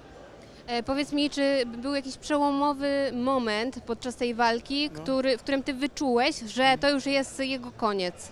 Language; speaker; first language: Polish; native; Polish